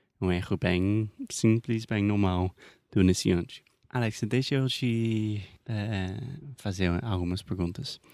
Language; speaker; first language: Portuguese; non-native, fluent; English